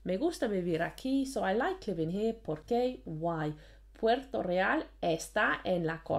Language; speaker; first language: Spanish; non-native, fluent; English